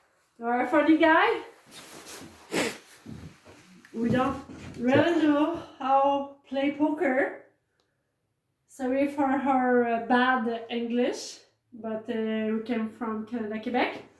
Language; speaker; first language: English; non-native, learner; French